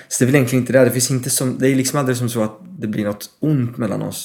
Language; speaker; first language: Swedish; non-native, fluent; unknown